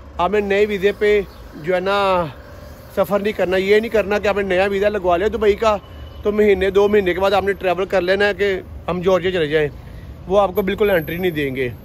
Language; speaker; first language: Urdu; non-native, local second language; Punjabi